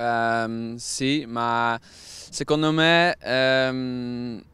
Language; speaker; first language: Italian; non-native, learner; Dutch